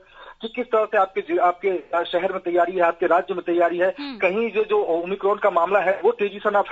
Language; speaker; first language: Hindi; native; Hindi